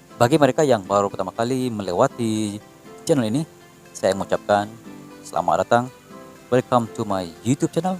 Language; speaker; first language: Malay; native; Malay